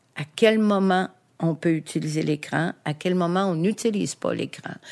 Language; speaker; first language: French; native; French